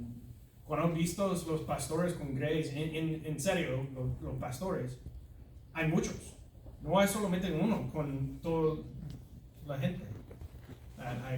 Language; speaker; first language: Spanish; non-native, learner; English